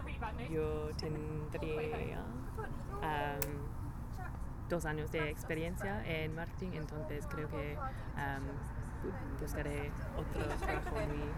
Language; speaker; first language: Spanish; non-native, learner; English